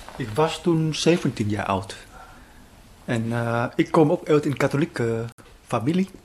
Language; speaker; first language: Dutch; non-native, fluent; Vietnamese